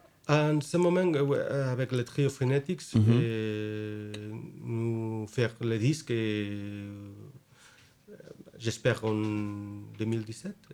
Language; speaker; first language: French; non-native, learner; Spanish